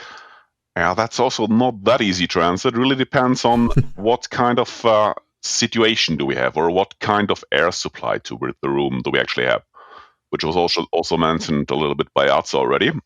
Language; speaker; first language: English; non-native, fluent; German